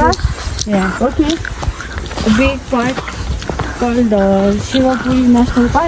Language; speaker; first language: English; non-native, learner; French